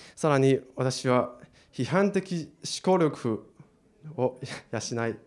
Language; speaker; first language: Japanese; non-native, learner; Chinese